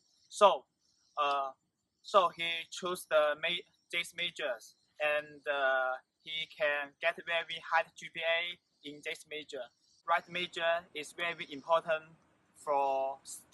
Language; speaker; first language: English; non-native, learner; Chinese